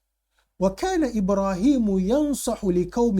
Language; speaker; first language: Arabic; non-native, fluent; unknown